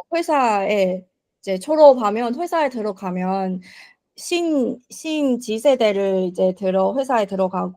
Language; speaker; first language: Korean; non-native, learner; Chinese